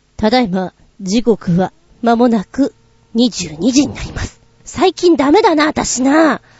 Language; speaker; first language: Japanese; native; Japanese